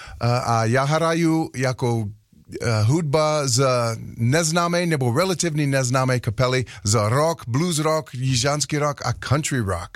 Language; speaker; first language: Czech; non-native, learner; English